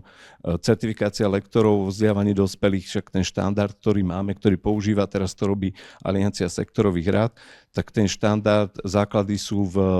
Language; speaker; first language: Slovak; native; Slovak